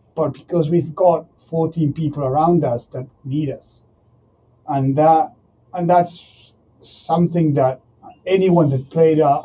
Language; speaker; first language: English; non-native, fluent; Spanish